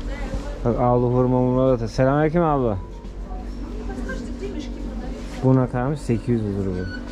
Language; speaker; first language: Turkish; native; Turkish